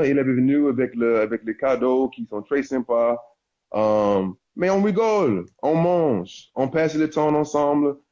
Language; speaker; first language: French; non-native, learner; English